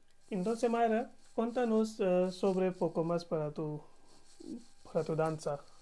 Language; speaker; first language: Spanish; non-native, learner; Hindi